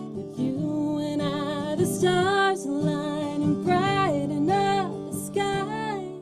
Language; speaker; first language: English; native; English